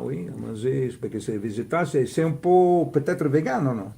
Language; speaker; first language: French; non-native, learner; Italian